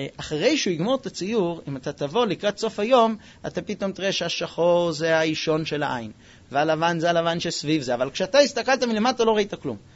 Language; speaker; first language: Hebrew; non-native, fluent; English